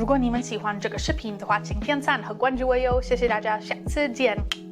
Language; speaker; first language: Chinese; non-native, learner; English